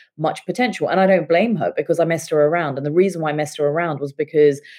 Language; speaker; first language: English; native; English